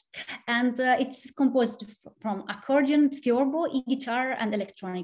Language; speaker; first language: English; non-native, fluent; Italian